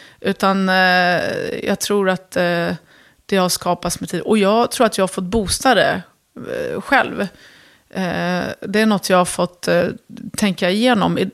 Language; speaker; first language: Swedish; early bilingual, other home language; Arabic